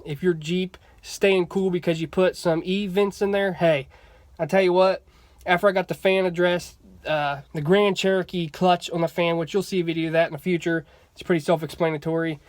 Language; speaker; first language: English; native; English